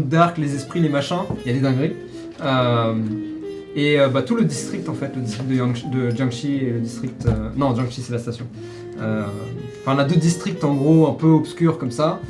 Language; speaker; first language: French; native; French